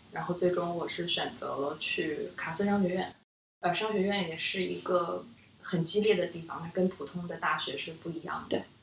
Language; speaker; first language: Chinese; native; Chinese